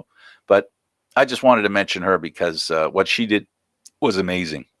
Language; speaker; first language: English; native; English